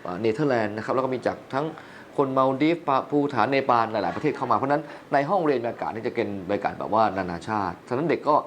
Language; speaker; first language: Thai; native; Thai